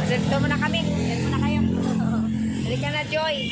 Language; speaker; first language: Filipino; non-native, local second language; Cebuano